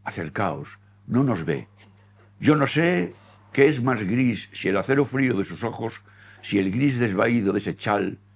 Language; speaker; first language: Spanish; native; Spanish